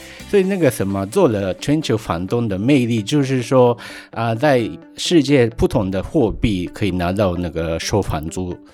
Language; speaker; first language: Chinese; non-native, fluent; Japanese